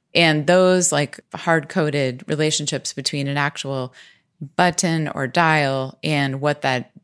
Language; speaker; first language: English; native; English